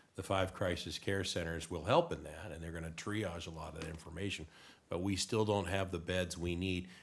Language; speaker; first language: English; native; English